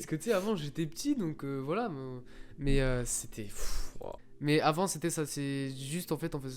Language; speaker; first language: French; native; French